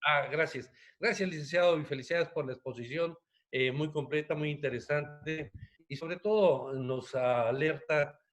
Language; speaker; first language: Spanish; native; Spanish